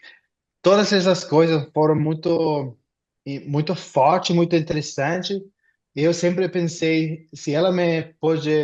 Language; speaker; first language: Portuguese; non-native, fluent; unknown